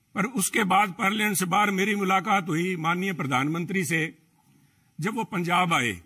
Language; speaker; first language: Hindi; native; Hindi